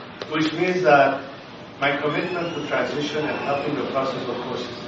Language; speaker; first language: English; non-native, fluent; Persian